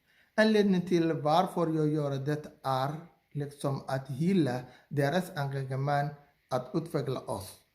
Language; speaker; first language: Swedish; non-native, learner; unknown